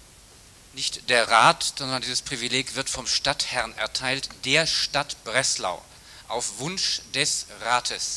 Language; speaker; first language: German; native; German